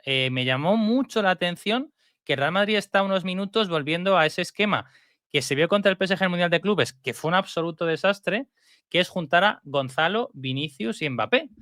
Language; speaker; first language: Spanish; native; Spanish